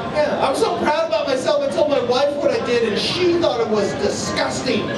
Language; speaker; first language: English; native; English